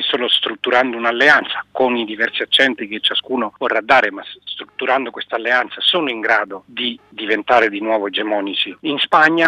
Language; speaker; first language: Italian; native; Italian